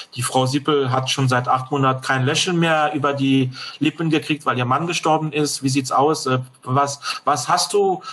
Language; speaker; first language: German; non-native, fluent; French